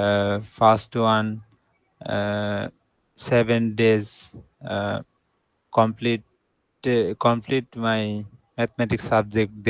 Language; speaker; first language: English; non-native, learner; Bangla